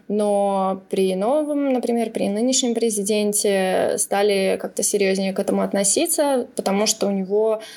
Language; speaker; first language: Russian; native; Russian